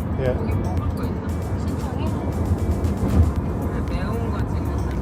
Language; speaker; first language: Korean; native; Korean